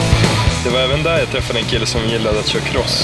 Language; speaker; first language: Swedish; native; Swedish